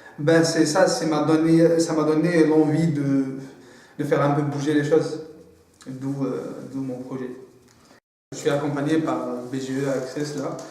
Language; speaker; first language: French; non-native, local second language; Arabic